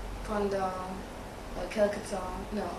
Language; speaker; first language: French; non-native, learner; English